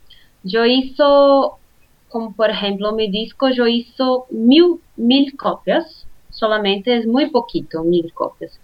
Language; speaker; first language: Spanish; non-native, fluent; Portuguese